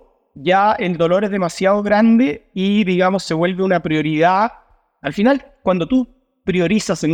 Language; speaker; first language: Spanish; native; Spanish